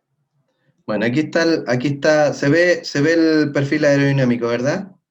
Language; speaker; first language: Spanish; native; Spanish